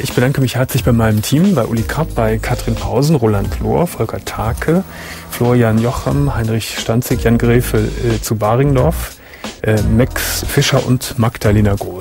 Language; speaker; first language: German; native; German